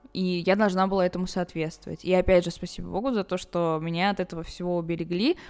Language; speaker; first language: Russian; early bilingual, other home language; Armenian